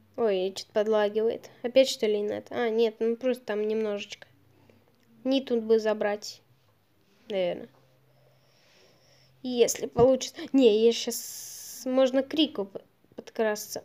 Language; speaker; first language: Russian; native; Russian